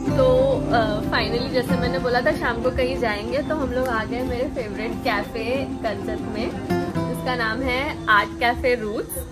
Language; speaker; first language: Hindi; non-native, local second language; Marathi